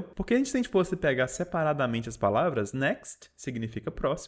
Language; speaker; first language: Portuguese; native; Portuguese